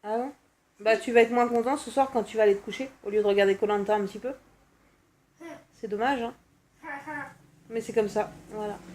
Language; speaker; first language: French; native; French